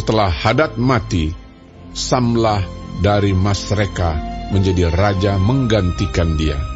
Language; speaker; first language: Indonesian; native; Indonesian